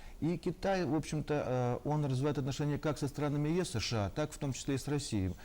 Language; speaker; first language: Russian; native; Russian